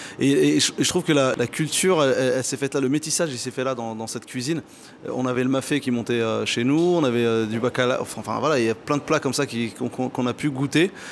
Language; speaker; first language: French; early bilingual, other home language; Arabic